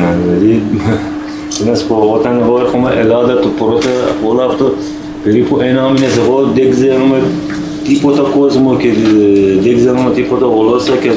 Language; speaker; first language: Greek; non-native, learner; Persian